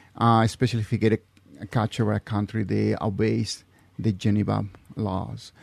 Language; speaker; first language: English; non-native, fluent; Spanish